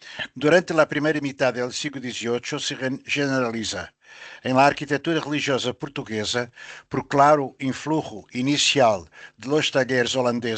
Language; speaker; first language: Spanish; non-native, learner; Portuguese